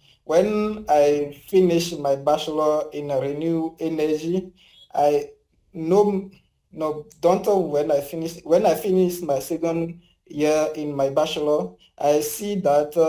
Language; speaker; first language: English; non-native, learner; French